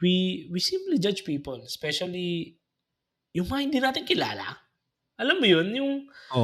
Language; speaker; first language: Filipino; native; Filipino